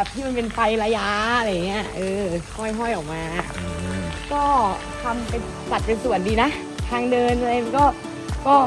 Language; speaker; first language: Thai; native; Thai